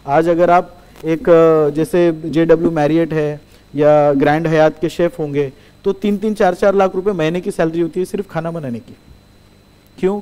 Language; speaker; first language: Hindi; non-native, local second language; Marathi